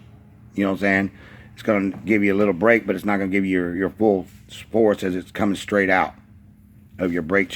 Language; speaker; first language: English; native; English